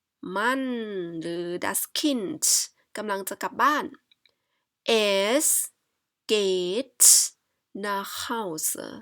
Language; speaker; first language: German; non-native, fluent; Thai